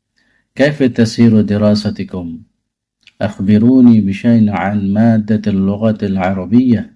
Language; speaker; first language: Arabic; non-native, fluent; Bangla